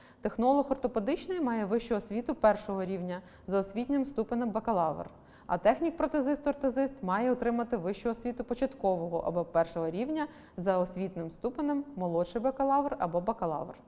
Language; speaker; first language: Ukrainian; native; Ukrainian